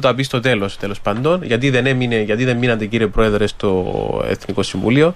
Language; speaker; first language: Greek; native; Greek